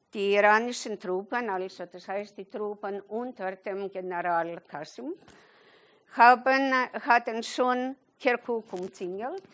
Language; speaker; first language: German; non-native, fluent; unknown